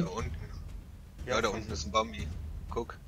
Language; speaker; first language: German; native; German